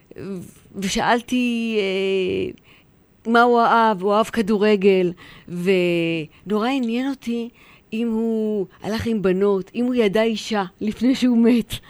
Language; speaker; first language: Hebrew; early bilingual, other home language; Polish